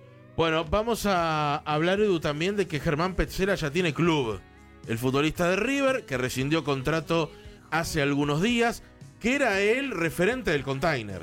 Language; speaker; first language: Spanish; native; Spanish